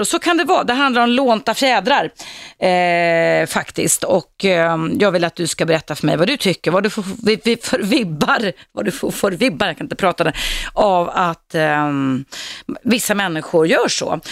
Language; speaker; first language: Swedish; native; Swedish